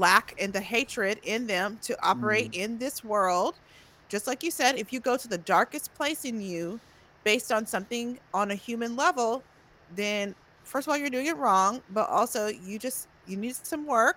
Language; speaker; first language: English; native; English